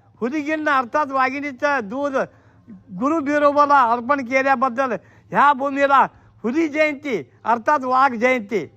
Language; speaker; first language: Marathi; non-native, local second language; Kannada